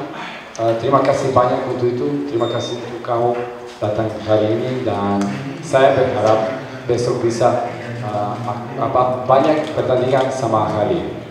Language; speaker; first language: Indonesian; non-native, learner; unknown